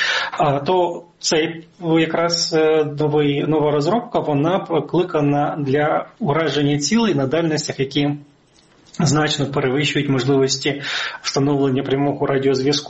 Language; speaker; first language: Ukrainian; native; Ukrainian